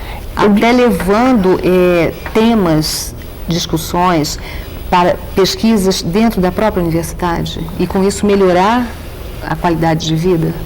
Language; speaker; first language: Portuguese; native; Portuguese